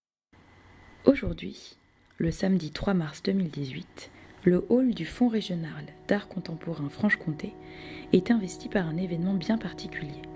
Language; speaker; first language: French; native; French